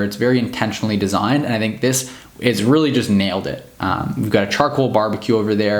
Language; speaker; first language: English; native; English